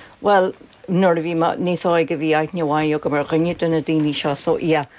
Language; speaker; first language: Irish; native; Irish